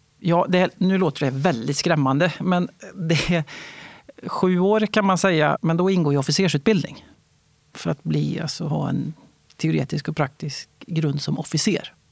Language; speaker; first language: Swedish; native; Swedish